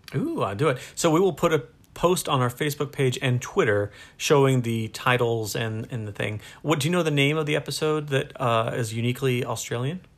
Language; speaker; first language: English; native; English